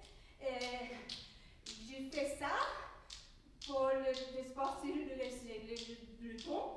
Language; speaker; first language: French; non-native, learner; English